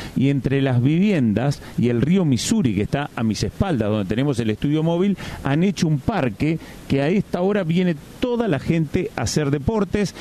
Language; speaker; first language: Spanish; native; Spanish